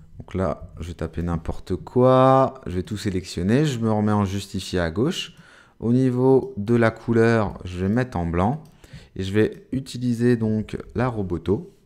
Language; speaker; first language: French; native; French